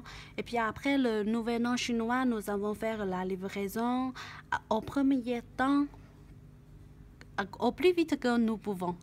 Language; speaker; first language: French; non-native, learner; Chinese